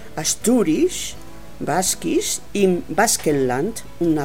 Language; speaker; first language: German; non-native, learner; Spanish